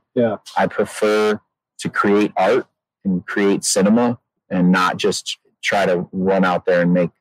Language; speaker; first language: English; native; English